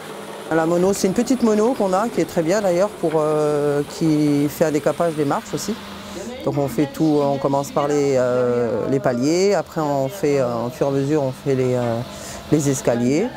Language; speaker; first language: French; native; French